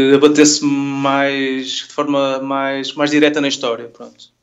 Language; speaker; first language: Portuguese; native; Portuguese